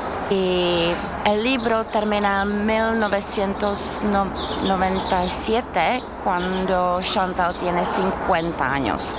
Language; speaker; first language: Spanish; non-native, fluent; Czech